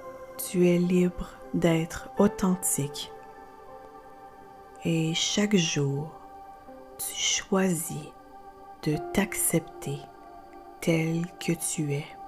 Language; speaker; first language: French; native; French